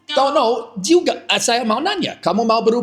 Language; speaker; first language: Indonesian; non-native, fluent; English